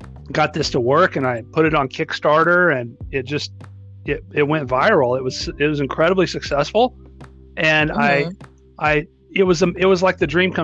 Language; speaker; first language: English; native; English